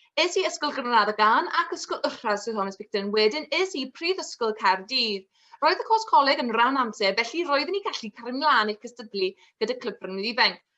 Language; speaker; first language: Welsh; non-native, local second language; English